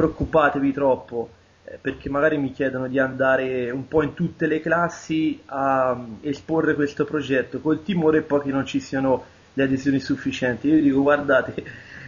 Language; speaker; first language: Italian; native; Italian